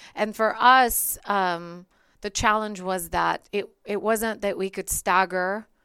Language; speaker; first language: English; early bilingual, other home language; Bulgarian